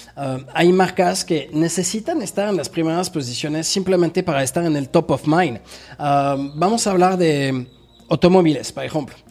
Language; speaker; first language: Spanish; non-native, fluent; French